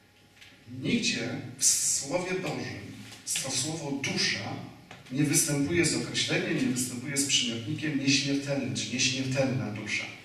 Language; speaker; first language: Polish; native; Polish